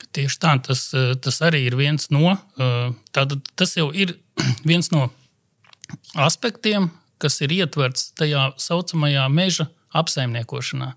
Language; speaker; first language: Latvian; native; Latvian